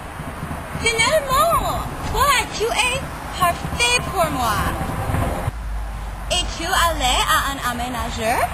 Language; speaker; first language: French; non-native, learner; English